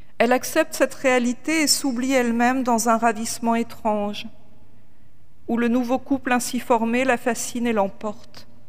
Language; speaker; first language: French; native; French